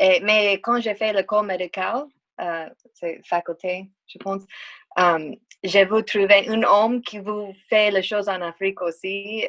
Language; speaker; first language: French; non-native, learner; English